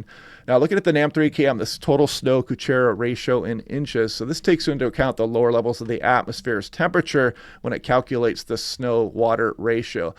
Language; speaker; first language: English; native; English